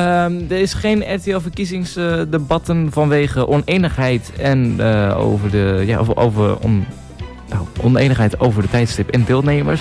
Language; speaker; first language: Dutch; native; Dutch